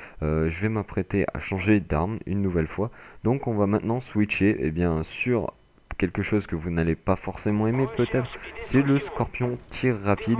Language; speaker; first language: French; native; French